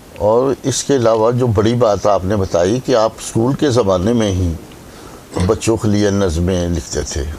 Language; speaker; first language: Urdu; non-native, local second language; Punjabi